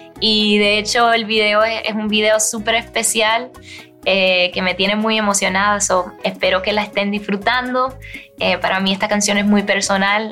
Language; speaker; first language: Spanish; early bilingual, heritage; Spanish